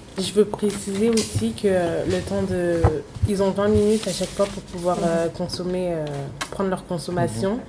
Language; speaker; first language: French; native; French